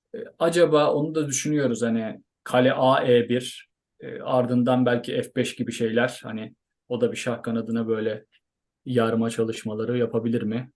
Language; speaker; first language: Turkish; native; Turkish